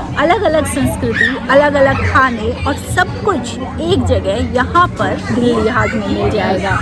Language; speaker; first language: Hindi; native; Hindi